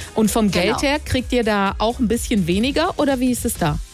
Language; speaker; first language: German; native; German